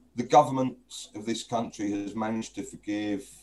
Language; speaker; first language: English; native; English